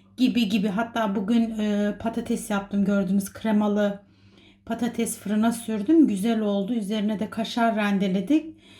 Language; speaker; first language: Turkish; native; Turkish